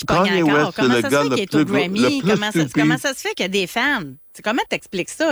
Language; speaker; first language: French; native; French